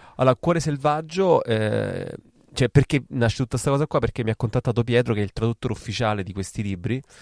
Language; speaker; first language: Italian; native; Italian